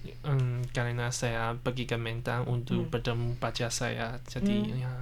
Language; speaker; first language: Indonesian; non-native, learner; Chinese